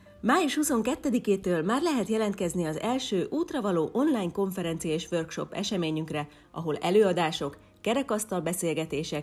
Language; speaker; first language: Hungarian; native; Hungarian